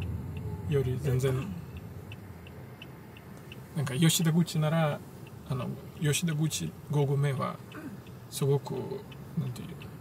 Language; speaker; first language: Japanese; non-native, fluent; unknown